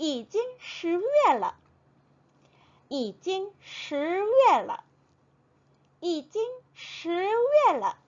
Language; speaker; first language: Chinese; non-native, fluent; Korean